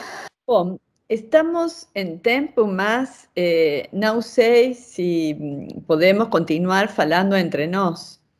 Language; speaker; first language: Portuguese; non-native, fluent; Spanish